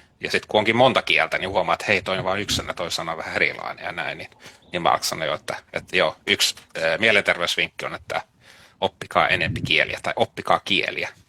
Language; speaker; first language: Finnish; native; Finnish